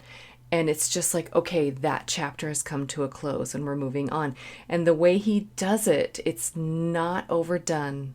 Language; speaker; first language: English; native; English